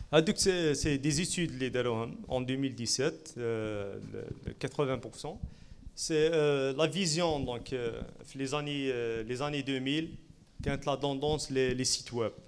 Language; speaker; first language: French; non-native, local second language; Arabic